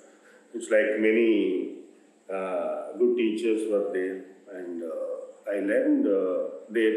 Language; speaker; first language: English; non-native, local second language; Telugu